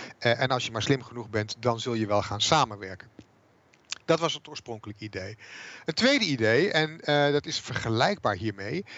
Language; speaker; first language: Dutch; native; Dutch